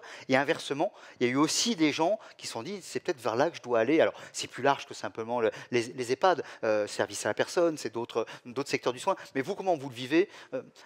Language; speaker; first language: French; native; French